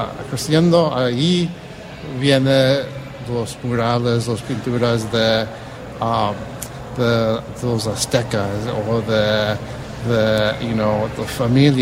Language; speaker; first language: Spanish; early bilingual, heritage; Spanish